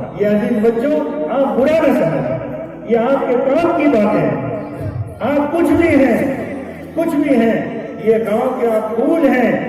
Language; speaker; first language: Urdu; native; Urdu